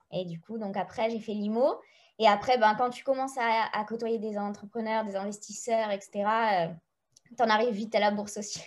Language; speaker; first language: French; native; French